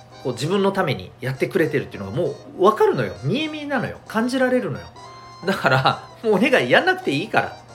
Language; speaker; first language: Japanese; native; Japanese